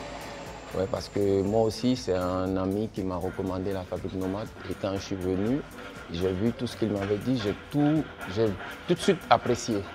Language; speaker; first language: French; non-native, fluent; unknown